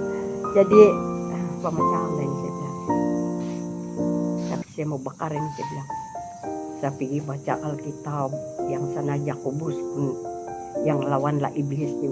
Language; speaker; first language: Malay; non-native, local second language; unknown